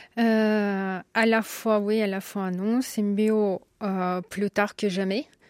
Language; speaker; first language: French; non-native, fluent; Ukrainian